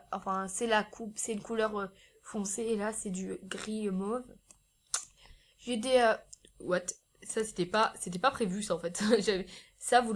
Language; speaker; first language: French; native; French